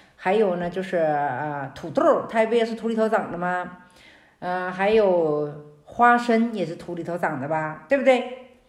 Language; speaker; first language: Chinese; native; Chinese